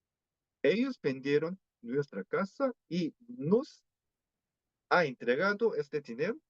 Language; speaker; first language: Spanish; non-native, fluent; Korean